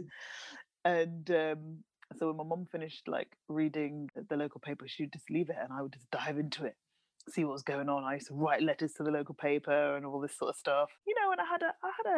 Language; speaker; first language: English; native; English